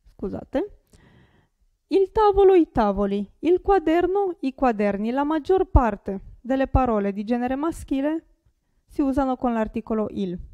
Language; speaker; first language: Italian; non-native, fluent; Romanian